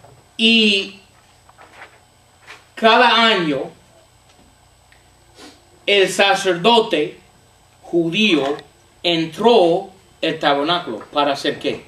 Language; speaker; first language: Spanish; non-native, fluent; English